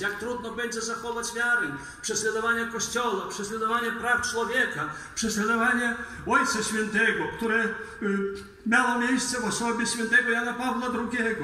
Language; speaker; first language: Polish; non-native, fluent; Belarusian